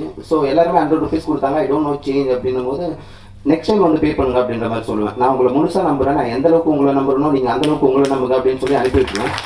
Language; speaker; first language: Tamil; native; Tamil